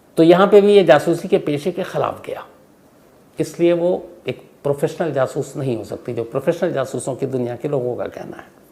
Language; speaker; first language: Hindi; native; Hindi